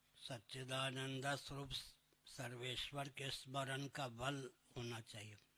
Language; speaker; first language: Hindi; native; Hindi